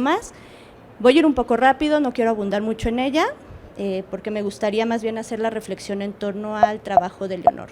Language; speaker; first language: Spanish; native; Spanish